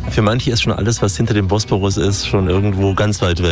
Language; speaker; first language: German; native; German